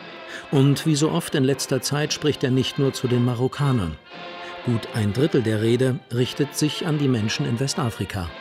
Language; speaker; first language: German; native; German